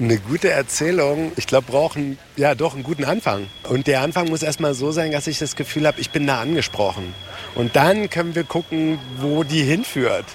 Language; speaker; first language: German; native; German